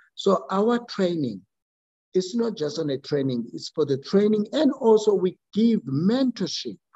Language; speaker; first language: English; non-native, local second language; Xhosa